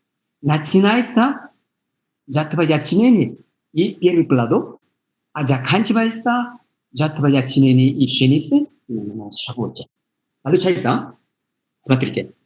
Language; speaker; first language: Russian; non-native, learner; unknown